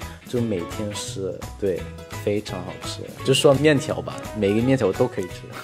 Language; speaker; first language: Chinese; non-native, fluent; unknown